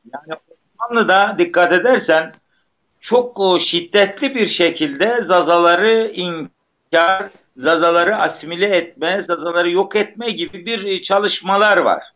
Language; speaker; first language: Turkish; non-native, local second language; Zaza